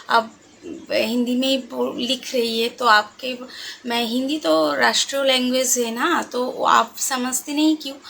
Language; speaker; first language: Hindi; non-native, local second language; Bangla